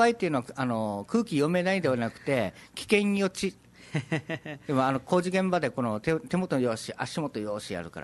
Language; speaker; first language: Japanese; native; Japanese